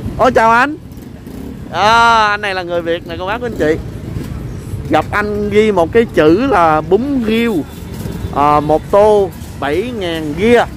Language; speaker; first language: Vietnamese; native; Vietnamese